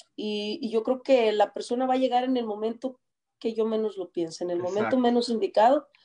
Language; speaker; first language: Spanish; native; Spanish